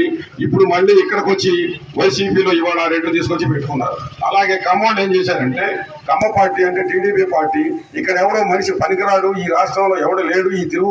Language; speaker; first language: Telugu; native; Telugu